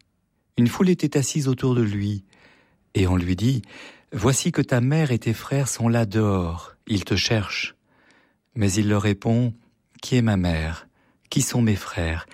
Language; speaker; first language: French; native; French